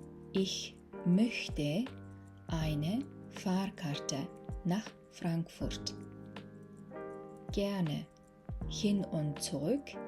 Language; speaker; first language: German; non-native, fluent; Mongolian